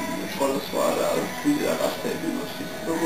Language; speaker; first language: Georgian; non-native, learner; English